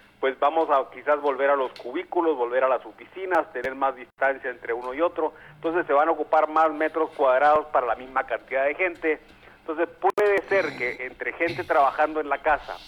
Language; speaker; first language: Spanish; native; Spanish